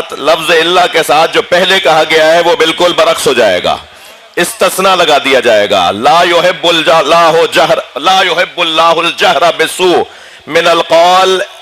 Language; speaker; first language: Urdu; native; Urdu